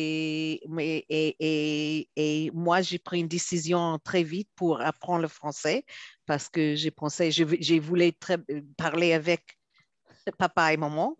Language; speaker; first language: French; non-native, fluent; Hebrew